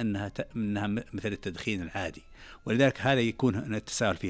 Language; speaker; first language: Arabic; native; Arabic